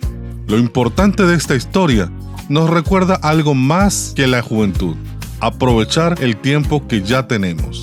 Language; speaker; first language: Spanish; native; Spanish